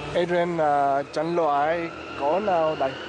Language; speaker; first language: Vietnamese; non-native, learner; English